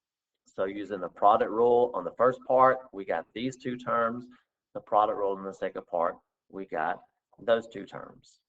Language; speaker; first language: English; native; English